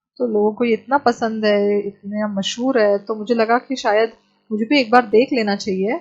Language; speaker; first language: Hindi; native; Hindi